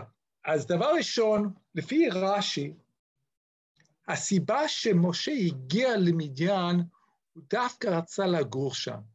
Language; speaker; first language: Hebrew; non-native, fluent; English